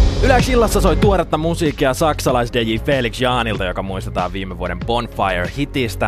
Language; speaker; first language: Finnish; native; Finnish